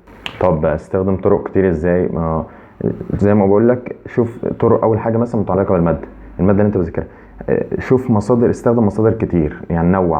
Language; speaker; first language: Arabic; native; Arabic